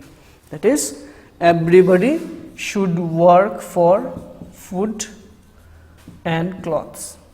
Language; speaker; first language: English; non-native, local second language; Assamese